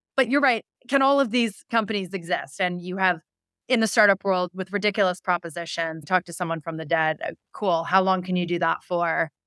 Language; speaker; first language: English; native; English